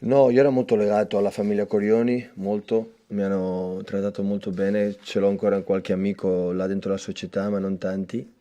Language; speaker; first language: Italian; non-native, fluent; Catalan